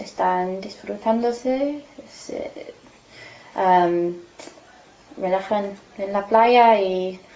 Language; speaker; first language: Spanish; non-native, learner; English